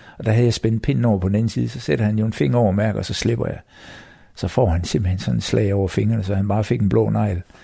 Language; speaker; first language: Danish; native; Danish